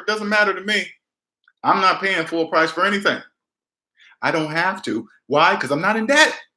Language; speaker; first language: English; native; English